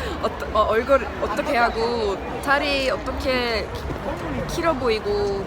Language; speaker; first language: Korean; non-native, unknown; Swedish